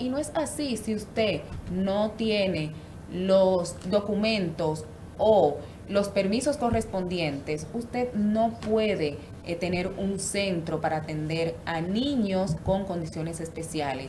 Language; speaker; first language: Spanish; native; Spanish